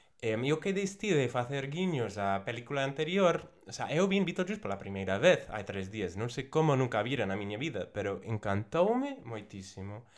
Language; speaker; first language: Galician; non-native, local second language; Spanish